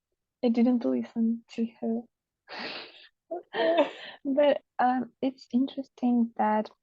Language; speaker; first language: English; non-native, learner; Russian